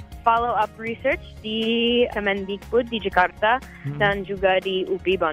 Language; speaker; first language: Indonesian; non-native, fluent; English